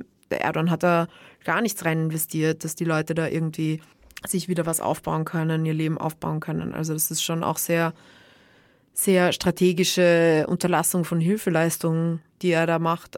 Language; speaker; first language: German; native; German